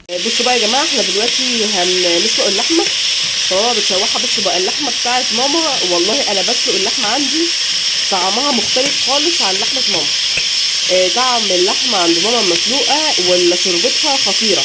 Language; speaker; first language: Arabic; native; Arabic